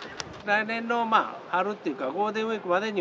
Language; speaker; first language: Japanese; native; Japanese